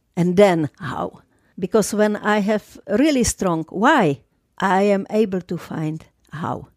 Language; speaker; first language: English; non-native, fluent; Czech